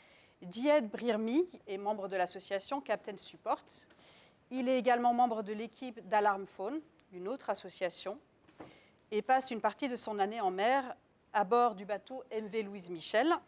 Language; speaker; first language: French; native; French